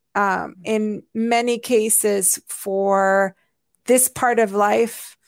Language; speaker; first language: English; non-native, fluent; Hungarian